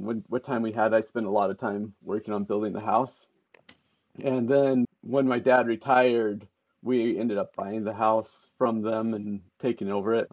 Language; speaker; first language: English; native; English